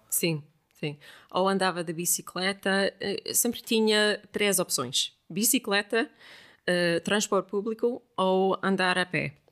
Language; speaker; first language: Portuguese; non-native, fluent; English